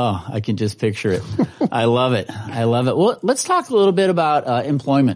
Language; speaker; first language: English; native; English